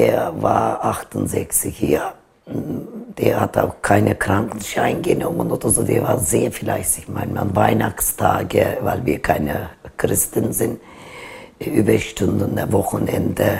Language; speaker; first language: German; non-native, learner; Turkish